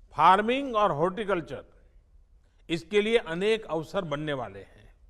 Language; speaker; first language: Hindi; non-native, local second language; Gujarati